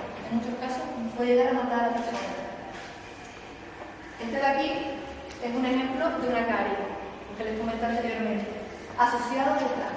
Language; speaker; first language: Spanish; native; Spanish